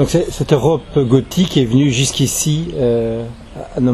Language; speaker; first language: French; native; French